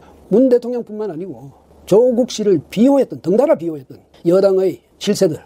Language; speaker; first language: Korean; native; Korean